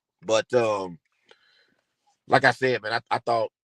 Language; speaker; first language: English; native; English